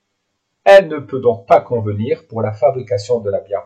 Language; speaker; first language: French; native; French